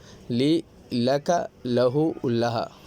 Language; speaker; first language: Arabic; non-native, fluent; Urdu